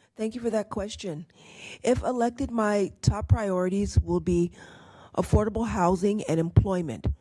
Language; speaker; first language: English; native; English